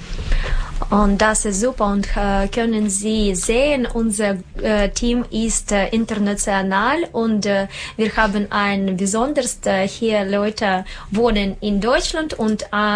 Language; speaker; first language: German; non-native, learner; Russian